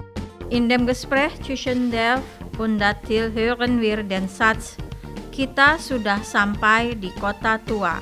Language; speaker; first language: German; non-native, fluent; Indonesian